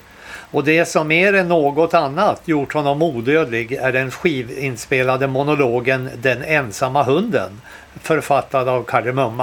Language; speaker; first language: Swedish; native; Swedish